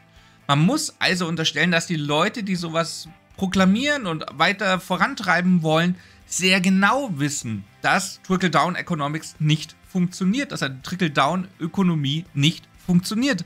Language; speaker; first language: German; native; German